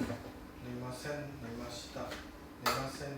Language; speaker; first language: Japanese; non-native, learner; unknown